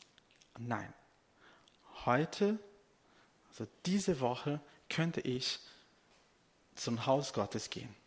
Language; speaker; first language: German; non-native, fluent; Portuguese